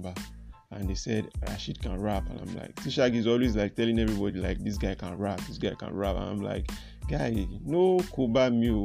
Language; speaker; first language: English; non-native, local second language; Yoruba